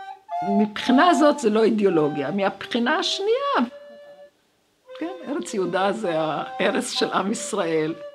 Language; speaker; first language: Hebrew; early bilingual, other home language; Romanian